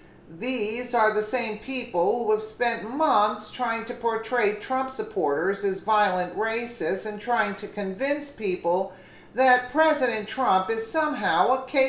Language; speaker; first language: English; native; English